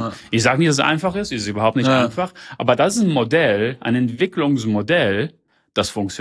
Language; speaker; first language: German; early bilingual, heritage; German